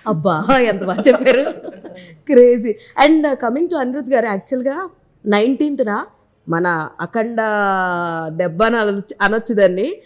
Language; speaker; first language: Telugu; native; Telugu